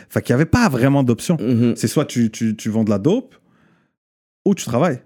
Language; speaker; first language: French; non-native, local second language; Arabic